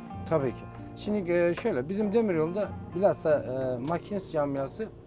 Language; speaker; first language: Turkish; native; Turkish